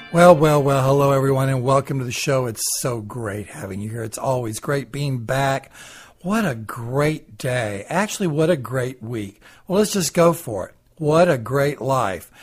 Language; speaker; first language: English; native; English